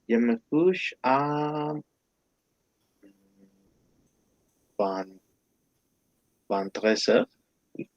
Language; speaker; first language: French; non-native, learner; Spanish